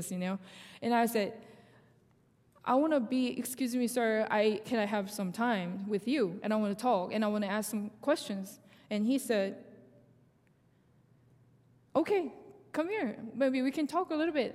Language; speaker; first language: English; non-native, fluent; Korean